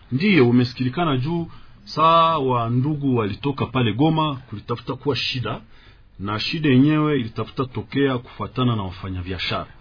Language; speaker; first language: Swahili; native; Swahili